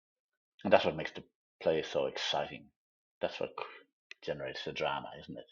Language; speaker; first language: English; native; English